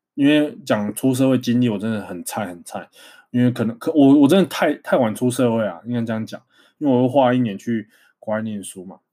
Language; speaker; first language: Chinese; native; Chinese